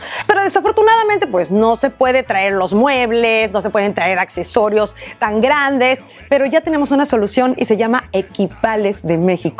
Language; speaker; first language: Spanish; native; Spanish